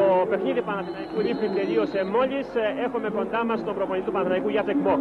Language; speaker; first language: Greek; native; Greek